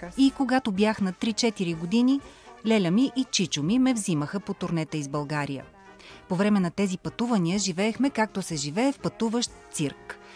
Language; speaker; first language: Bulgarian; early bilingual, heritage; Bulgarian